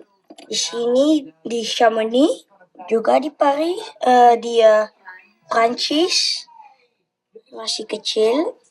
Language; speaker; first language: Indonesian; early bilingual, heritage; Dutch